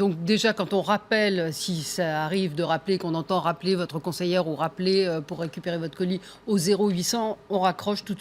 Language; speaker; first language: French; native; French